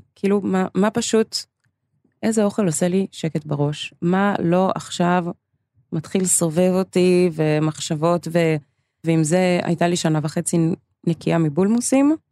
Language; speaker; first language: Hebrew; early bilingual, other home language; English